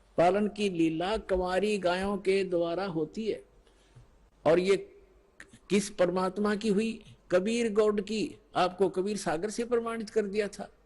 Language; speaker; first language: Hindi; native; Hindi